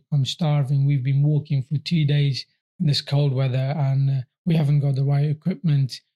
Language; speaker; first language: English; early bilingual, other home language; Persian